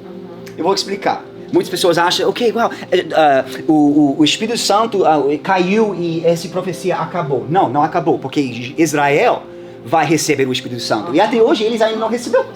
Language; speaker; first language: Portuguese; non-native, fluent; English